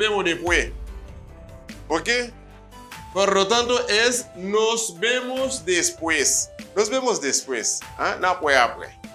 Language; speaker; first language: Spanish; non-native, fluent; Haitian Creole